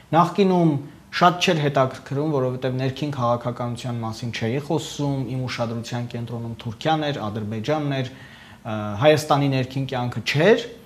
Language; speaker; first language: Armenian; native; Armenian